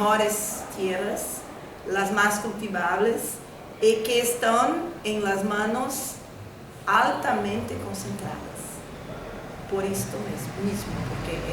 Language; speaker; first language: Spanish; non-native, fluent; Portuguese